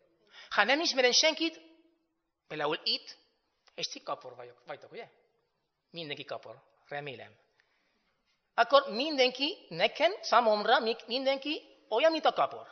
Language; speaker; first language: Hungarian; non-native, fluent; Spanish